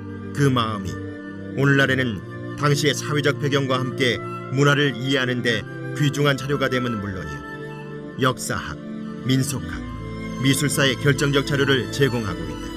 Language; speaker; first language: Korean; native; Korean